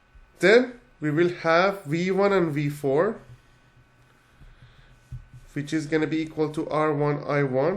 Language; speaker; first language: English; non-native, fluent; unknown